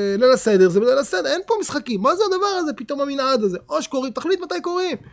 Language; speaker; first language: Hebrew; native; Hebrew